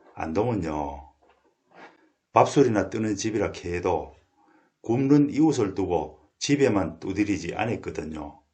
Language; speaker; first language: Korean; native; Korean